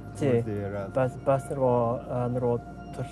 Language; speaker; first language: Mongolian; non-native, learner; English